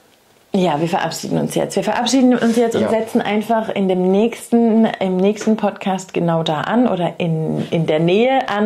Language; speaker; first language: German; native; German